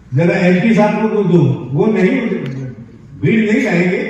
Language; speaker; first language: Hindi; non-native, local second language; Gujarati